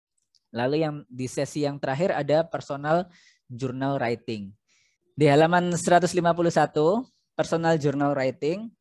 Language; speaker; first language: Indonesian; native; Indonesian